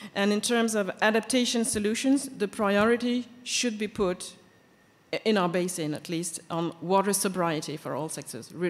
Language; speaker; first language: English; non-native, fluent; French